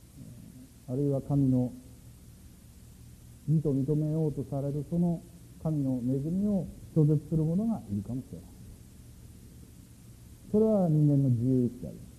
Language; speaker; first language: Japanese; native; Japanese